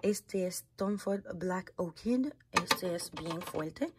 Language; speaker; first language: Spanish; non-native, fluent; Haitian Creole